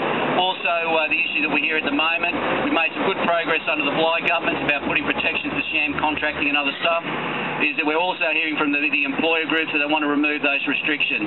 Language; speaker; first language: English; native; English